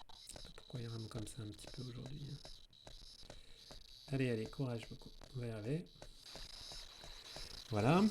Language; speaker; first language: French; native; French